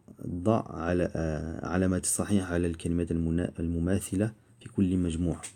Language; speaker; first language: Arabic; non-native, fluent; French